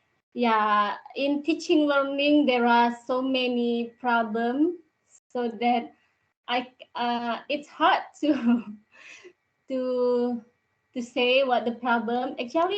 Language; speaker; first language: English; non-native, learner; Indonesian